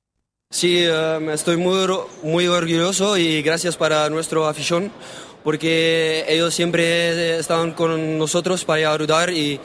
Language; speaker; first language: Spanish; non-native, learner; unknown